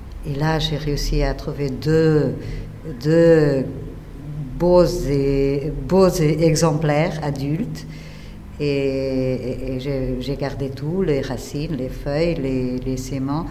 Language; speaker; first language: French; non-native, fluent; Portuguese